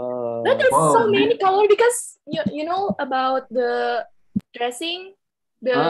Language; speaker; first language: English; non-native, local second language; Indonesian